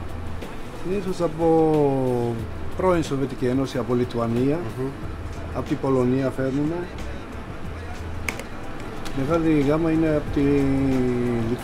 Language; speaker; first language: Greek; non-native, fluent; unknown